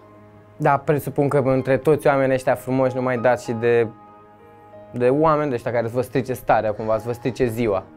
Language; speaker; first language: Romanian; native; Romanian